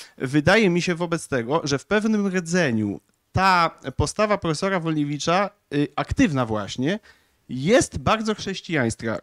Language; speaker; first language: Polish; native; Polish